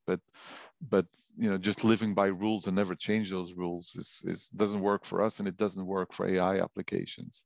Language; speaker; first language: English; non-native, fluent; Dutch